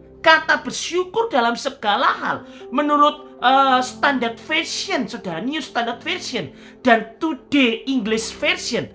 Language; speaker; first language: Indonesian; native; Indonesian